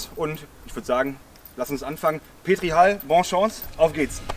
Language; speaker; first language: German; native; German